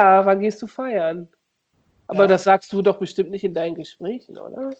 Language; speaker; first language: German; native; German